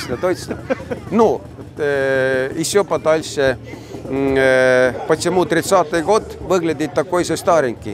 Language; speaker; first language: Russian; non-native, fluent; Estonian